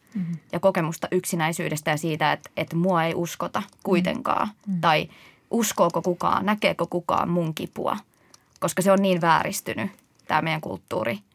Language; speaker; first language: Finnish; native; Finnish